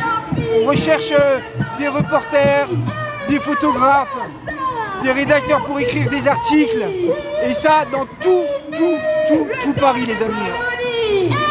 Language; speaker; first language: French; native; French